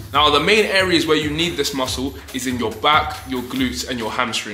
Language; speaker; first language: English; native; English